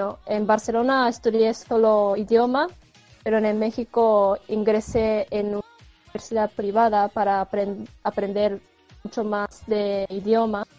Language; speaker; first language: Spanish; non-native, fluent; Japanese